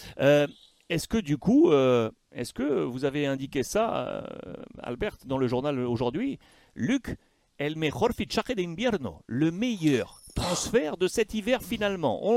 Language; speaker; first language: French; native; French